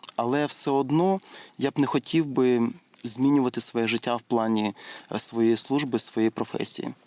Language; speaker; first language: Ukrainian; native; Ukrainian